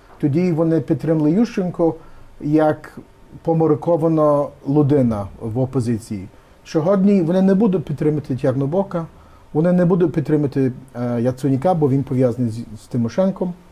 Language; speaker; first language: Ukrainian; early bilingual, heritage; Ukrainian